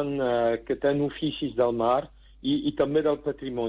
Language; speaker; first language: Catalan; non-native, local second language; French